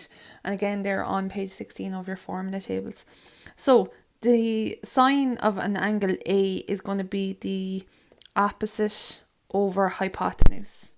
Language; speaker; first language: English; native; English